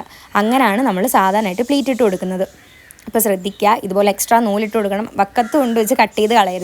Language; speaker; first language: Malayalam; native; Malayalam